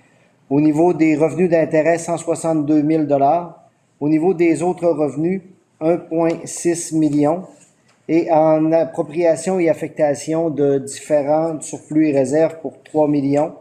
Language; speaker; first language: French; native; French